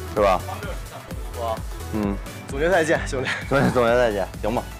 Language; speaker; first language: Chinese; native; Chinese